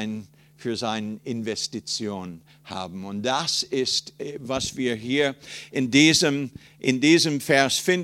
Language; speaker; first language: German; non-native, fluent; English